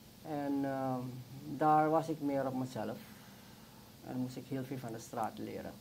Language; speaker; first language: Dutch; non-native, local second language; Sranan Tongo